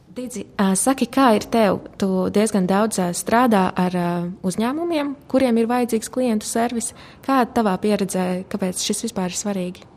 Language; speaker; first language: Latvian; native; Latvian